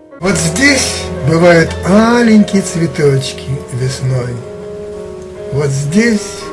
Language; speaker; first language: Russian; native; Russian